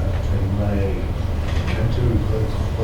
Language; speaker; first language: English; non-native, learner; Arabic